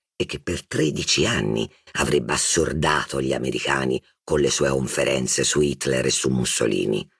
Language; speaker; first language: Italian; native; Italian